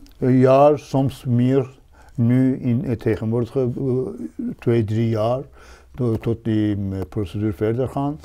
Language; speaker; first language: Dutch; non-native, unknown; Persian